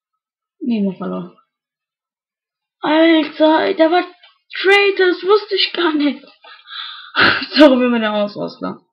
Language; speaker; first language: German; native; German